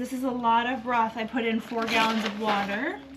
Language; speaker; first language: English; native; English